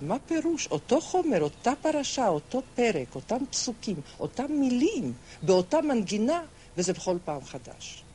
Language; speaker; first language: Hebrew; non-native, fluent; French